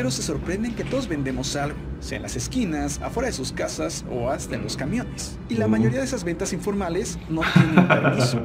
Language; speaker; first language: Spanish; native; Spanish